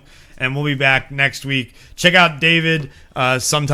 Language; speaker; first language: English; native; English